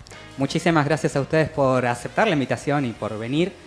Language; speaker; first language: Spanish; native; Spanish